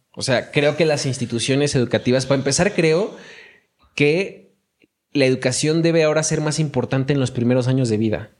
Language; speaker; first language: Spanish; native; Spanish